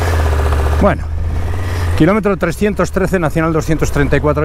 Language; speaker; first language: Spanish; native; Spanish